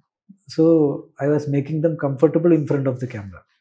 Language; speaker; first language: Telugu; non-native, learner; Malayalam